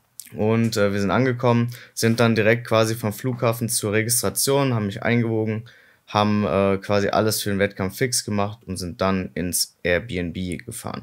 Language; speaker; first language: German; native; German